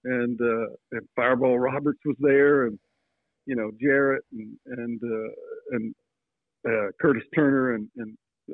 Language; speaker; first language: English; native; English